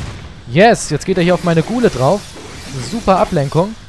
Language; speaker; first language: German; native; German